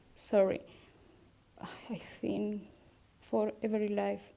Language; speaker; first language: English; non-native, learner; Spanish